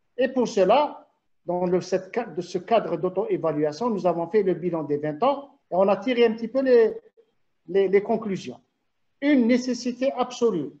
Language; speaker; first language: French; non-native, local second language; Arabic